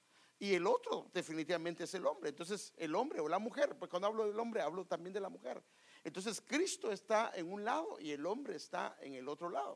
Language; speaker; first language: Spanish; native; Spanish